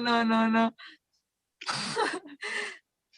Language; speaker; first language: English; non-native, learner; Indonesian